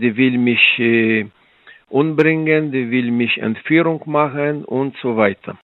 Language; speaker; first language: German; non-native, learner; Polish